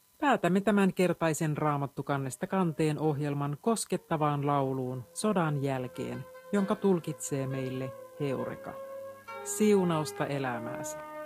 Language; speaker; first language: Finnish; native; Finnish